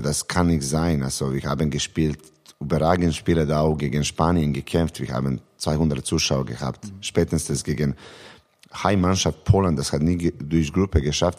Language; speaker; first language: German; non-native, learner; Serbian